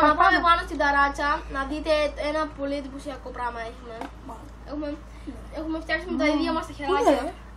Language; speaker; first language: Greek; native; Greek